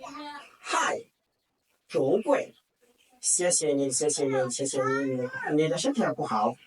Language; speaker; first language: Chinese; non-native, learner; French